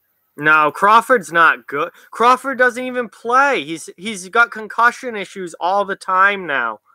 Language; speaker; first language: English; native; English